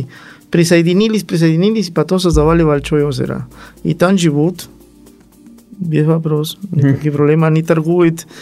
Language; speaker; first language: Russian; non-native, learner; Spanish